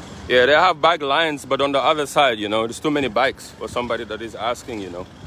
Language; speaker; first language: English; non-native, fluent; Wolof